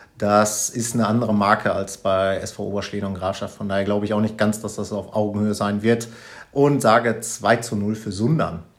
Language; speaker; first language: German; native; German